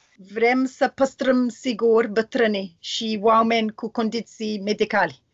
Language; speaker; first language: Romanian; non-native, learner; English